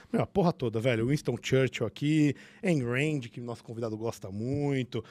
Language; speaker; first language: Portuguese; native; Portuguese